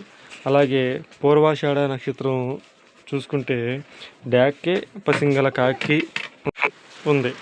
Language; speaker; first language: Telugu; native; Telugu